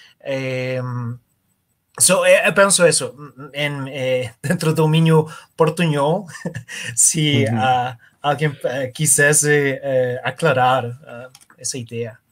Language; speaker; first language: Portuguese; non-native, learner; Spanish